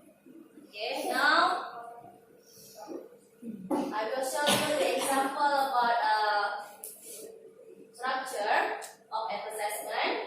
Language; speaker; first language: English; non-native, learner; Indonesian